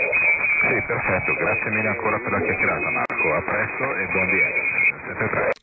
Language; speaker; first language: Italian; native; Italian